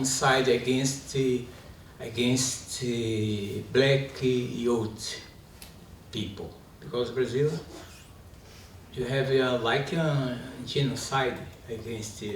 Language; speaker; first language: English; non-native, learner; Portuguese